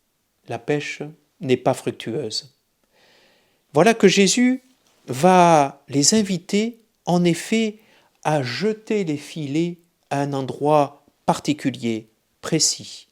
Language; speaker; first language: French; native; French